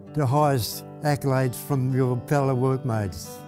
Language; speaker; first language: English; native; English